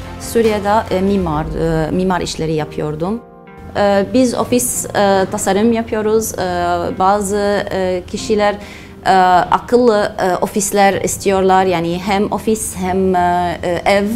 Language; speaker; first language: Turkish; non-native, learner; Arabic